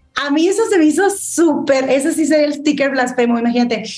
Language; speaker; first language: Spanish; native; Spanish